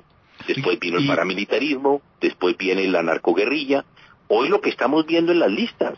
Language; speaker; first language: Spanish; native; Spanish